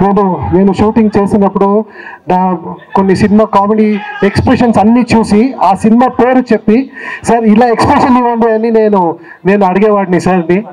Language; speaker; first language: Telugu; non-native, learner; Kannada